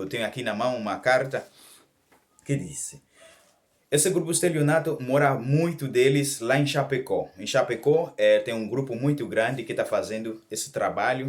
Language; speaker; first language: Portuguese; non-native, learner; Haitian Creole